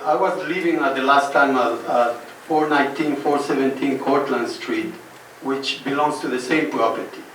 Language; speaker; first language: English; non-native, fluent; Spanish